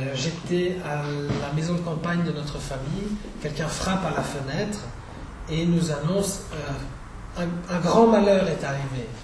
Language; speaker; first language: French; non-native, fluent; Czech